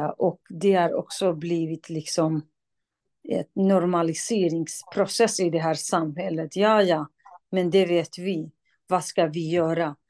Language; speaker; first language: Swedish; non-native, fluent; Kurdish